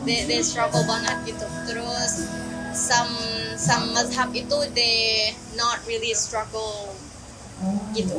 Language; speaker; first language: Indonesian; non-native, learner; Thai